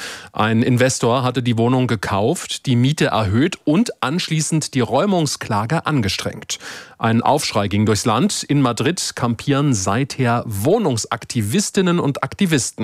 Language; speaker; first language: German; native; German